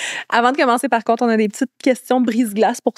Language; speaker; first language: French; native; French